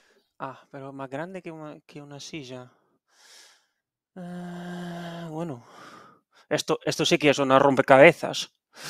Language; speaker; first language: Spanish; non-native, fluent; Dutch